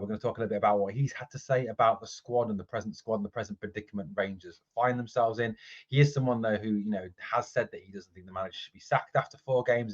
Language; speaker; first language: English; native; English